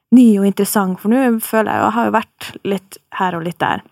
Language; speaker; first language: Norwegian; native; Norwegian